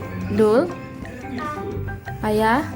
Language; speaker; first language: Malay; native; Malay